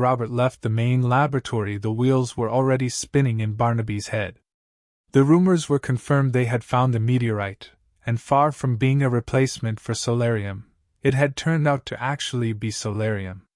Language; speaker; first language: English; native; English